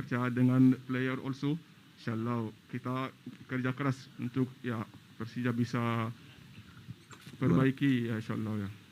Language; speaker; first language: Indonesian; non-native, learner; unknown